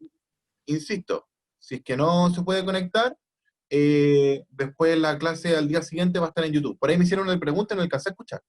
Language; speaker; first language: Spanish; native; Spanish